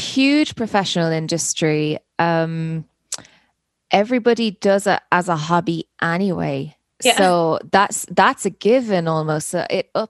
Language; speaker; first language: English; native; English